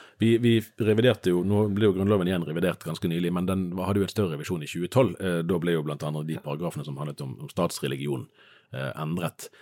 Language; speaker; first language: Norwegian; native; Norwegian